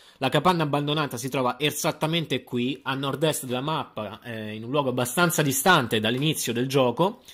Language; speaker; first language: Italian; native; Italian